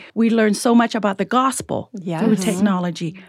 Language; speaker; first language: English; early bilingual, other home language; Tongan